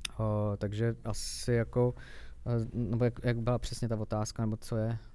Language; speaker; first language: Czech; native; Czech